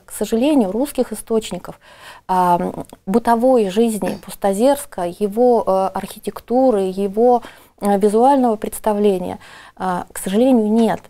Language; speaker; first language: Russian; native; Russian